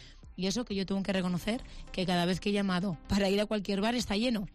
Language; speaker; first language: Spanish; native; Spanish